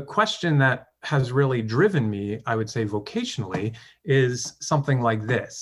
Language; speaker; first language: English; native; English